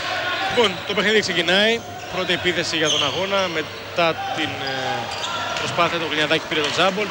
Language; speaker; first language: Greek; native; Greek